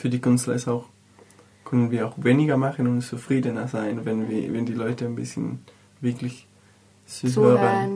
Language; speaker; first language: German; non-native, learner; Spanish